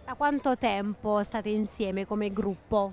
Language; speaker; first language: Italian; native; Italian